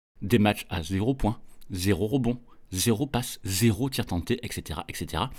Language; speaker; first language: French; native; French